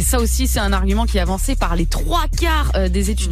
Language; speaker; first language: French; native; French